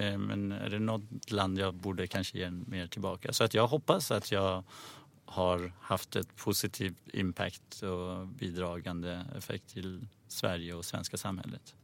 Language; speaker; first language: Swedish; early bilingual, other home language; Persian